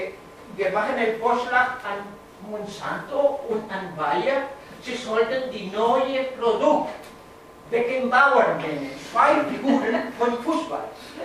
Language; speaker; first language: German; non-native, fluent; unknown